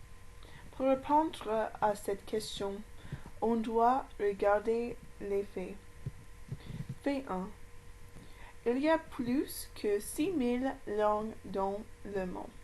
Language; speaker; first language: French; non-native, learner; English